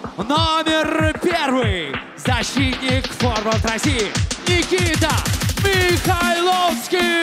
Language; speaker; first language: Russian; native; Russian